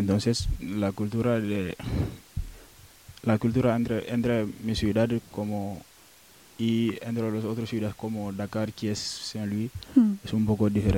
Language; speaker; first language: Spanish; non-native, learner; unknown